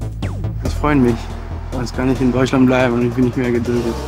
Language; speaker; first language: German; non-native, fluent; Albanian